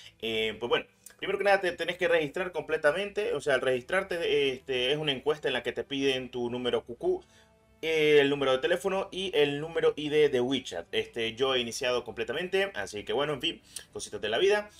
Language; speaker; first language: Spanish; native; Spanish